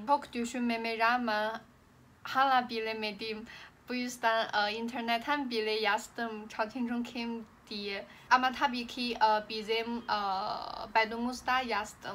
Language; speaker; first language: Turkish; non-native, learner; Chinese